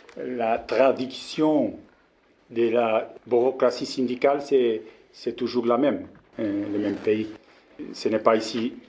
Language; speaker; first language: French; non-native, learner; Portuguese